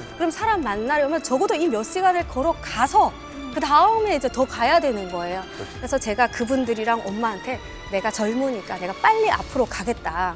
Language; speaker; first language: Korean; native; Korean